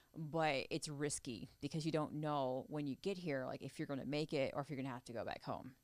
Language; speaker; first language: English; native; English